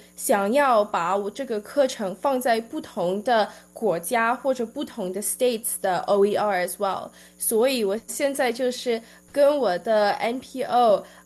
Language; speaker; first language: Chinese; early bilingual, heritage; Chinese